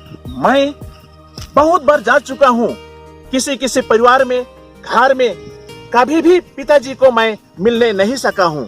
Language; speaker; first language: Hindi; non-native, local second language; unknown